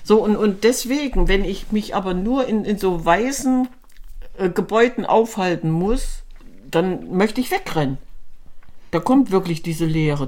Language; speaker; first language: German; native; German